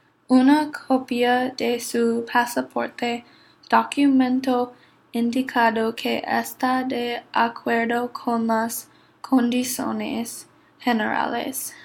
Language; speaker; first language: Spanish; non-native, learner; English